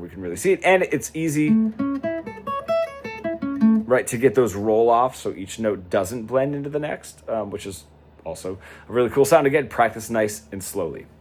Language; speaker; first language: English; native; English